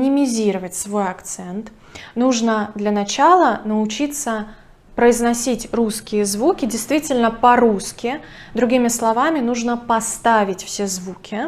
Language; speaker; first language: Russian; native; Russian